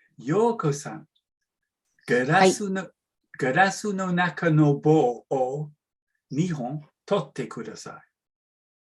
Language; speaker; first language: Japanese; non-native, learner; English